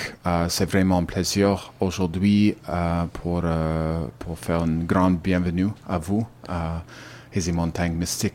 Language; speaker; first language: French; non-native, learner; English